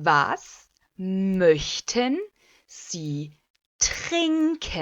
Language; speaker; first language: German; non-native, fluent; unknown